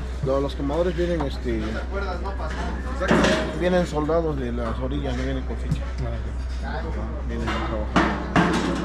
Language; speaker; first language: Spanish; native; Spanish